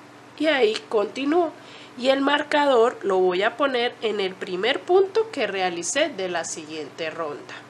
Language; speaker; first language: Spanish; native; Spanish